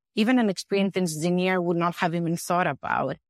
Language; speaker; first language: English; non-native, fluent; Greek